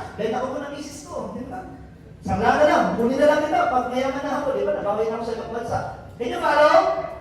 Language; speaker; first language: Filipino; non-native, local second language; Bikol